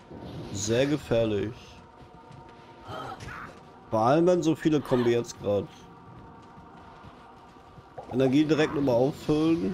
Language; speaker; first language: German; native; German